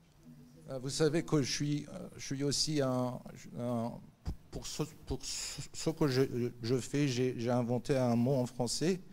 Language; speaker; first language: French; non-native, fluent; Persian